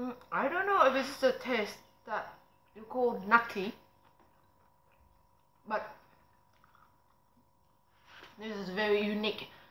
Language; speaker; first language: English; non-native, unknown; Vietnamese